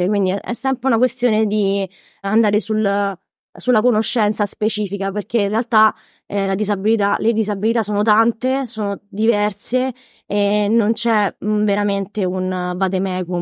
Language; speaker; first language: Italian; native; Italian